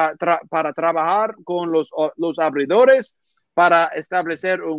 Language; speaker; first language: Spanish; non-native, learner; English